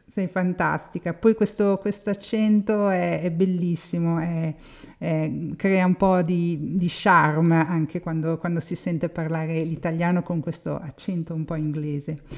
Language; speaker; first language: Italian; native; Italian